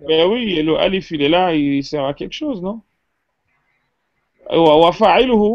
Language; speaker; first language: Arabic; non-native, fluent; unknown